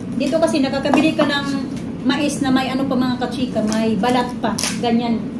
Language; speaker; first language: Filipino; native; Filipino